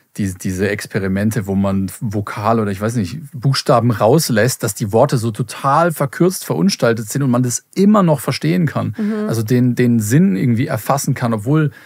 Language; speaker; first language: German; native; German